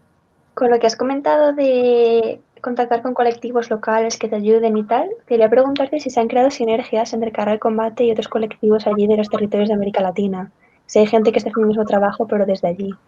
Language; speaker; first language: Spanish; native; Spanish